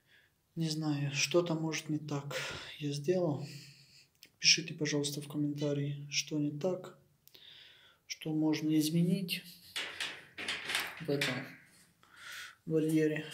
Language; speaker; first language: Russian; non-native, local second language; Romanian